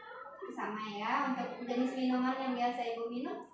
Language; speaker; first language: Indonesian; native; Indonesian